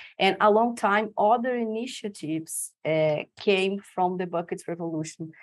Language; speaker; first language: English; non-native, fluent; Portuguese